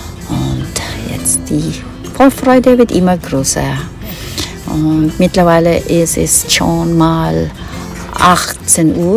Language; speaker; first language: German; non-native, fluent; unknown